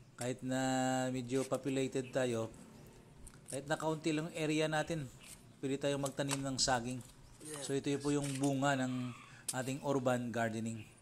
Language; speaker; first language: Filipino; non-native, local second language; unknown